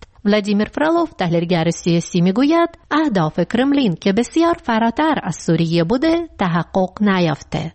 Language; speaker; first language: Persian; native; Persian